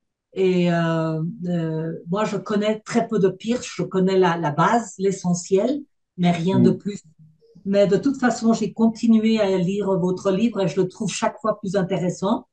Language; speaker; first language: French; non-native, fluent; Spanish